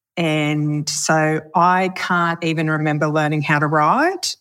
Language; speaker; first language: English; native; English